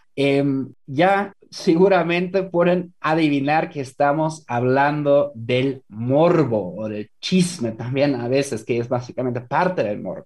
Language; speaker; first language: Spanish; non-native, fluent; German